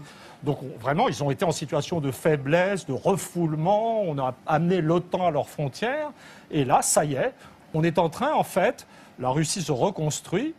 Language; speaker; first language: French; native; French